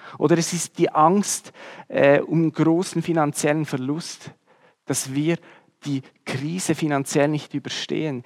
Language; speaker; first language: German; native; German